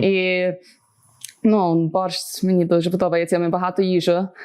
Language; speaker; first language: Ukrainian; early bilingual, other home language; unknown